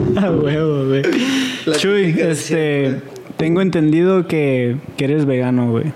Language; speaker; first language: Spanish; native; Spanish